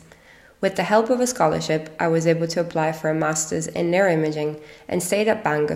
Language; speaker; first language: English; non-native, fluent; Italian